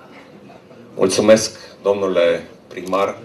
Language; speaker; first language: Romanian; non-native, local second language; German